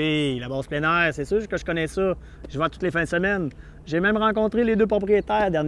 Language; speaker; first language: French; native; French